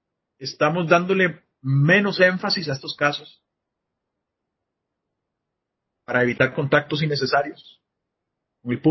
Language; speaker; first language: Spanish; native; Spanish